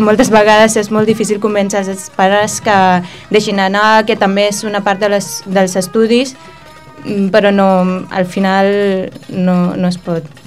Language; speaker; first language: Catalan; early bilingual, other home language; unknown